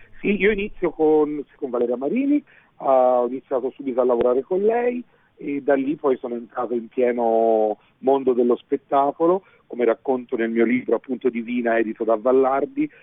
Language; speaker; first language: Italian; native; Italian